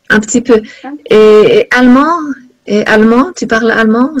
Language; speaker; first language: French; non-native, learner; Chinese